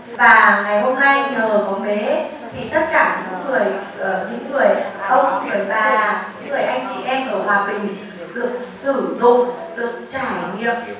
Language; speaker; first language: Vietnamese; native; Vietnamese